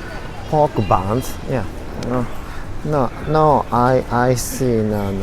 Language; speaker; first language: English; non-native, learner; Japanese